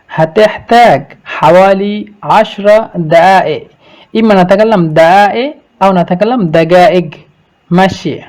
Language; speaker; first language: Arabic; non-native, fluent; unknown